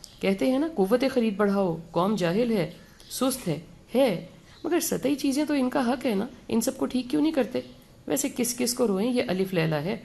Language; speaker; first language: Urdu; native; Urdu